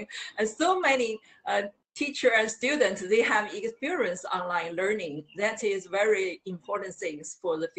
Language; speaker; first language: English; non-native, learner; Chinese